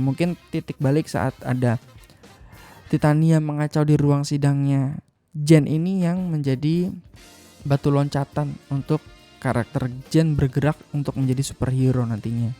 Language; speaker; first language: Indonesian; native; Indonesian